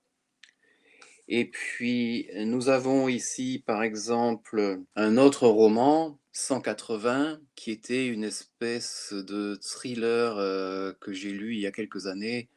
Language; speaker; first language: French; native; French